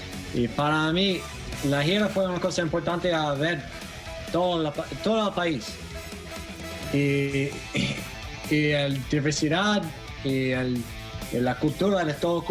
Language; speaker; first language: Spanish; non-native, fluent; English